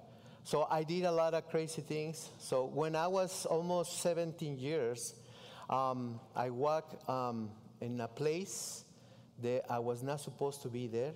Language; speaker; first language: English; non-native, learner; Spanish